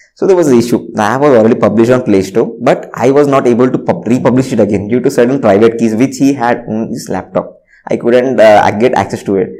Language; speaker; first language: English; non-native, local second language; Telugu